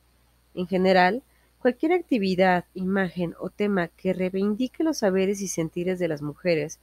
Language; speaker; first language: Spanish; native; Spanish